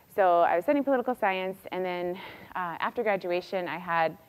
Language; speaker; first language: English; native; English